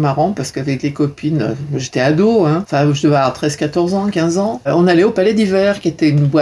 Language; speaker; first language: French; native; French